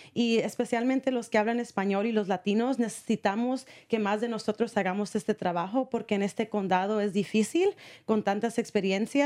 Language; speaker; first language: Spanish; early bilingual, heritage; Spanish